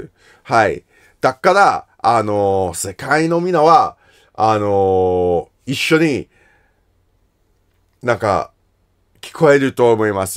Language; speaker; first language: Japanese; non-native, learner; English